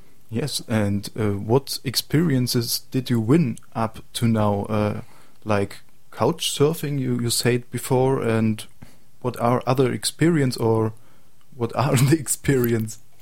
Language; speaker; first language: English; non-native, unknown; German